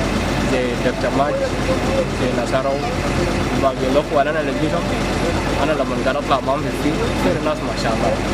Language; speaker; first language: Arabic; non-native, local second language; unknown